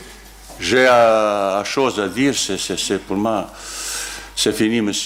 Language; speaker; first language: French; non-native, learner; Bosnian